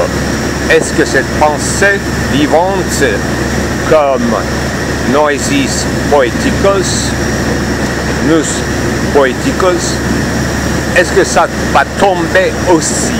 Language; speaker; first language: French; non-native, fluent; Turkish